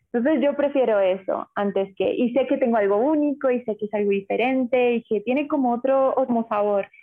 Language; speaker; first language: Spanish; native; Spanish